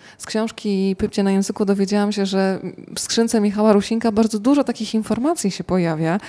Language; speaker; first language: Polish; native; Polish